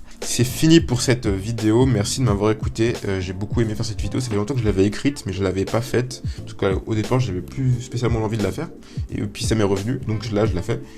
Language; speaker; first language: French; native; French